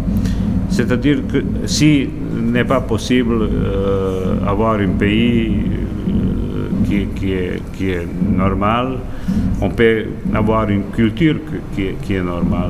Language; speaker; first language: French; non-native, fluent; Serbian